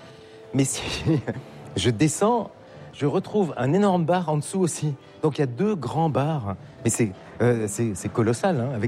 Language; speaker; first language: French; native; French